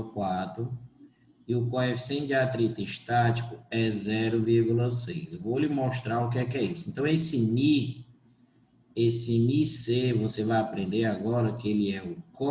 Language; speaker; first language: Portuguese; native; Portuguese